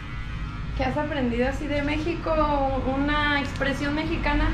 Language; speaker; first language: Spanish; native; Spanish